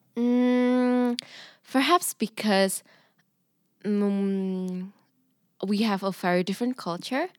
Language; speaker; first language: English; non-native, fluent; Indonesian